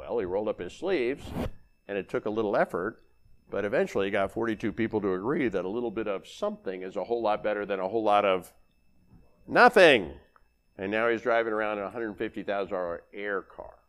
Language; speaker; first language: English; native; English